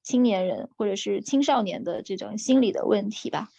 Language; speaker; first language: Chinese; native; Chinese